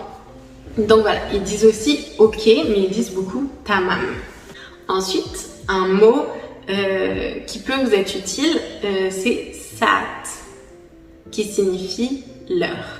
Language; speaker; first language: French; native; French